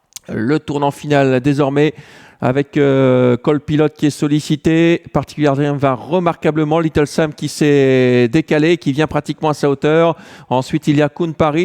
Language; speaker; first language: French; native; French